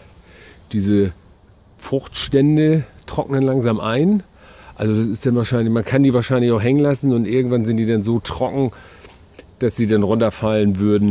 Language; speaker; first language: German; native; German